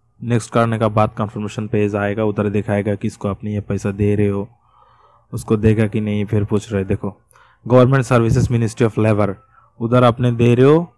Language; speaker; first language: Hindi; non-native, fluent; Bangla